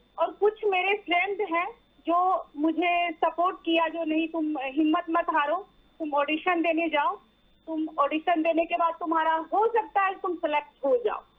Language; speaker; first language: Hindi; non-native, local second language; Maithili